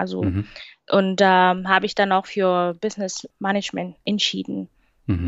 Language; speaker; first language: German; non-native, fluent; Swahili